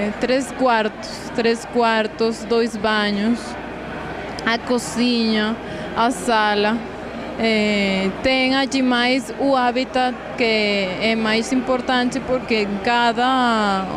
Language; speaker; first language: Portuguese; non-native, fluent; Spanish